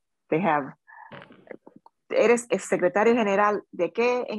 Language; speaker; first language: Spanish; early bilingual, other home language; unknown